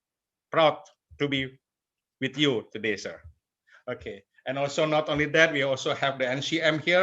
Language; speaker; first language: English; non-native, fluent; Indonesian